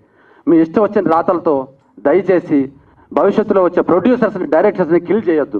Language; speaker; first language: Telugu; native; Telugu